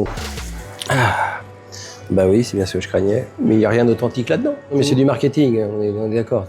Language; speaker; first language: French; native; French